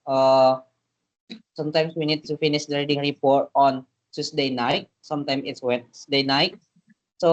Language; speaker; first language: English; non-native, learner; Indonesian